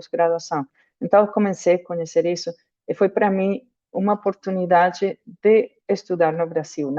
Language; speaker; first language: Portuguese; non-native, fluent; Spanish